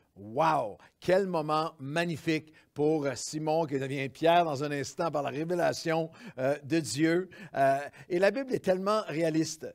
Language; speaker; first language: French; native; French